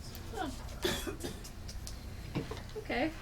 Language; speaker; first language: English; native; English